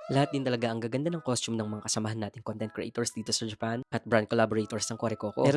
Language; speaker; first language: Filipino; native; Filipino